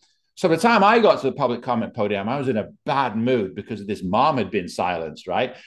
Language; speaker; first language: English; native; English